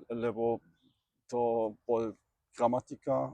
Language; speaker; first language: Slovak; non-native, learner; German